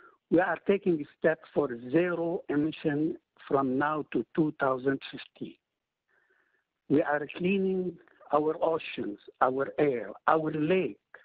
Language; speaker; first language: English; non-native, fluent; Arabic